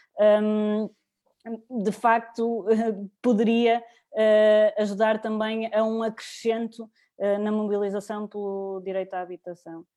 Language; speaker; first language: Portuguese; native; Portuguese